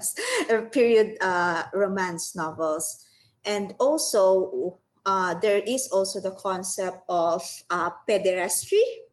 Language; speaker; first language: English; non-native, local second language; Filipino